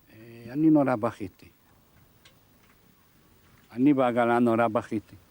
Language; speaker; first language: Hebrew; non-native, fluent; Hungarian